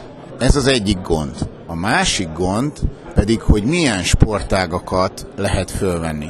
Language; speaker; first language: Hungarian; native; Hungarian